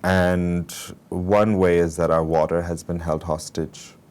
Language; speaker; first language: English; non-native, local second language; Urdu